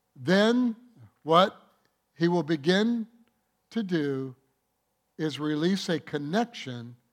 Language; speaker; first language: English; native; English